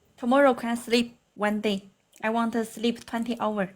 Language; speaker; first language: English; non-native, learner; Chinese